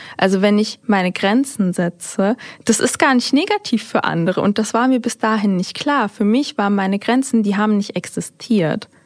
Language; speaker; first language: German; early bilingual, other home language; Turkish